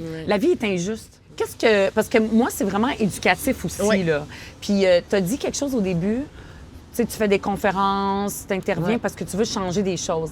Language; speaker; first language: French; native; French